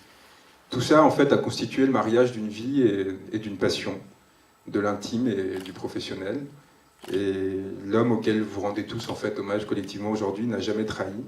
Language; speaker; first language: French; native; French